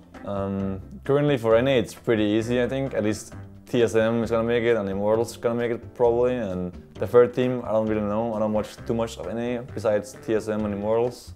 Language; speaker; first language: English; non-native, fluent; Danish